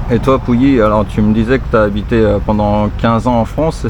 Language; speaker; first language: French; native; French